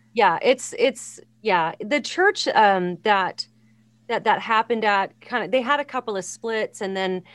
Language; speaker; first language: English; native; English